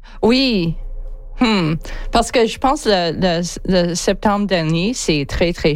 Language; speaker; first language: French; non-native, learner; English